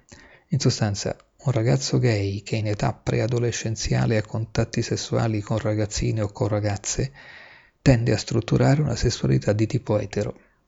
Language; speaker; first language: Italian; native; Italian